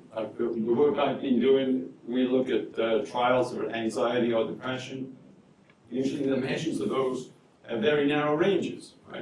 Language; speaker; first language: English; native; English